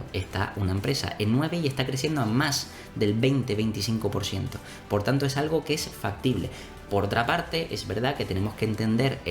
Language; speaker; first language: Spanish; native; Spanish